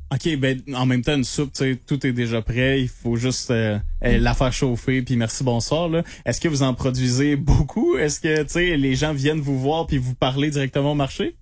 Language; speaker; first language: French; native; French